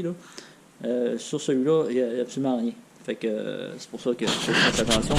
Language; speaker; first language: French; native; French